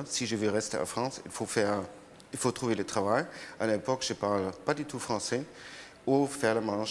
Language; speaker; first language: French; non-native, learner; German